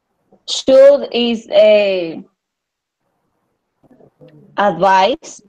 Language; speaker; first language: English; non-native, learner; Spanish